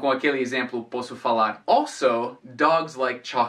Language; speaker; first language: Portuguese; non-native, fluent; English